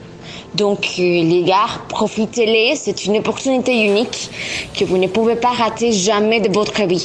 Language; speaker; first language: French; non-native, learner; Spanish